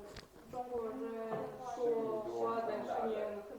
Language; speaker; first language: Chinese; non-native, learner; Kyrgyz